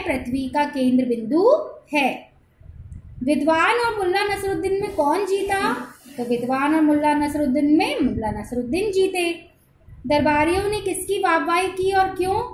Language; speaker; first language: Hindi; native; Hindi